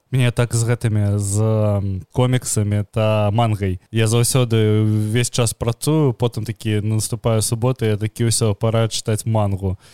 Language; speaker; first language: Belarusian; non-native, local second language; Russian